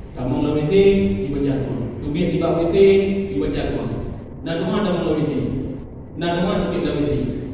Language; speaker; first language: Malay; non-native, local second language; Achinese